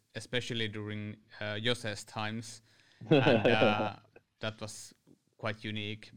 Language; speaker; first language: English; non-native, fluent; Finnish